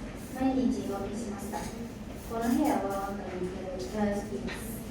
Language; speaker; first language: Japanese; non-native, learner; Indonesian